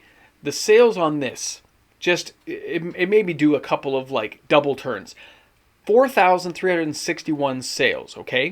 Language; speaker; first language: English; native; English